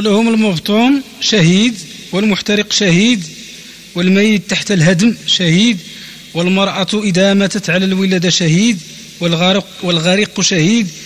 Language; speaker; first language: Arabic; non-native, local second language; Tachelhit